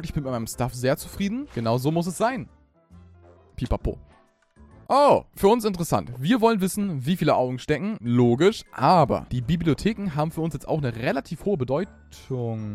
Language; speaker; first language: German; native; German